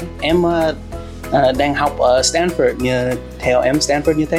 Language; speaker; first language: Vietnamese; non-native, fluent; English